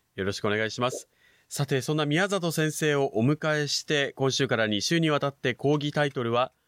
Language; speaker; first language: Japanese; native; Japanese